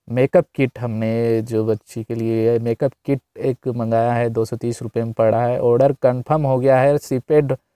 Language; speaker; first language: Hindi; native; Hindi